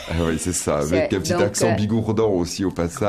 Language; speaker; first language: French; native; French